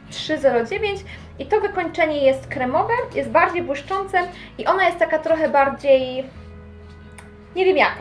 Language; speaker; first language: Polish; native; Polish